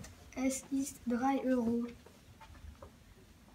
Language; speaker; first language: German; non-native, learner; French